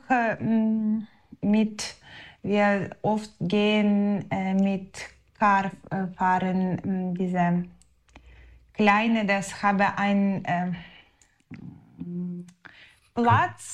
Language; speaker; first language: German; non-native, learner; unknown